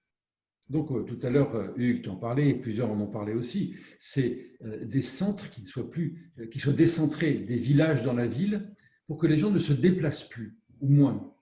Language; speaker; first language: French; native; French